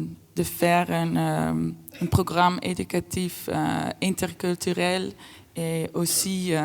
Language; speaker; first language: French; non-native, fluent; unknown